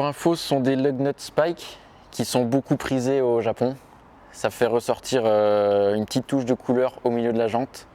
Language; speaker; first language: French; native; French